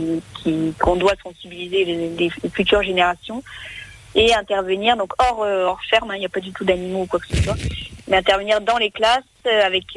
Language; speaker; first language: French; native; French